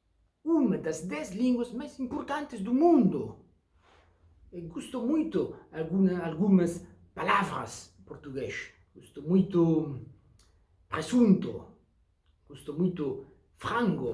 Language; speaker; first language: Portuguese; non-native, learner; Basque